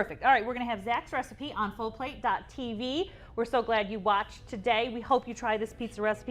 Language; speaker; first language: English; native; English